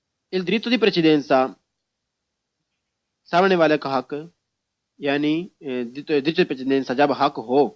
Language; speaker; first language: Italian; non-native, learner; Urdu